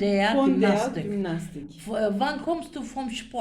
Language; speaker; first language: German; non-native, fluent; Turkish